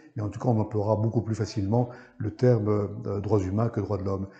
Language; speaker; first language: French; native; French